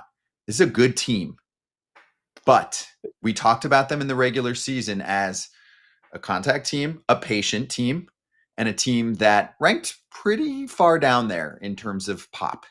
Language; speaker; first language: English; native; English